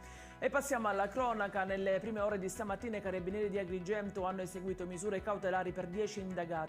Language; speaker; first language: Italian; native; Italian